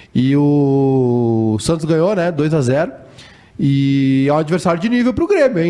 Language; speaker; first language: Portuguese; native; Portuguese